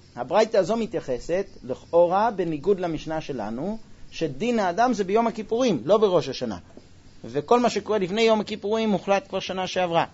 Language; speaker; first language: Hebrew; non-native, fluent; English